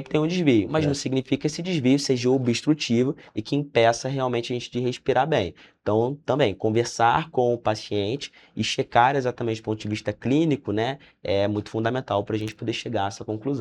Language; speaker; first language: Portuguese; native; Portuguese